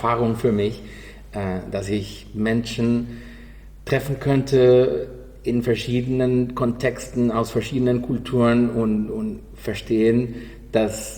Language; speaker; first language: German; non-native, learner; Spanish